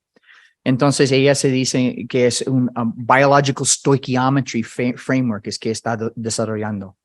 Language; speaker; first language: Spanish; non-native, fluent; English